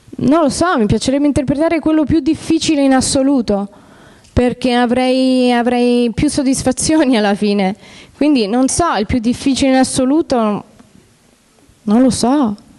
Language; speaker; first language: Italian; early bilingual, other home language; Spanish